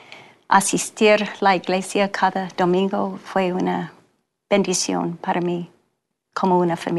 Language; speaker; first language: Spanish; non-native, learner; English